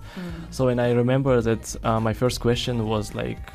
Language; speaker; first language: English; non-native, fluent; Russian